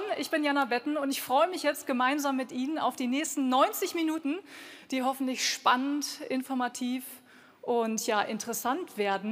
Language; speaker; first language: German; native; German